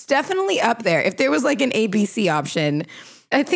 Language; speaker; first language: English; non-native, fluent; Portuguese